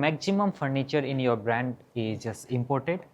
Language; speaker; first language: English; non-native, local second language; Hindi